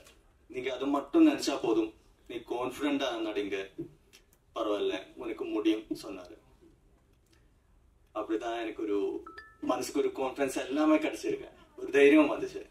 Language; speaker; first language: Tamil; non-native, fluent; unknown